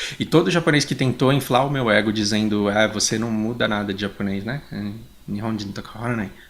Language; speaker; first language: Portuguese; native; Portuguese